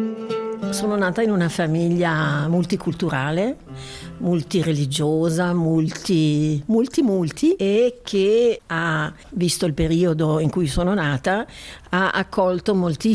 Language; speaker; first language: Italian; native; Italian